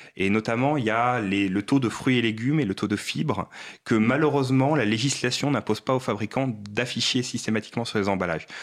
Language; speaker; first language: French; native; French